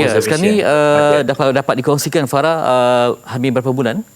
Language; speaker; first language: Malay; native; Malay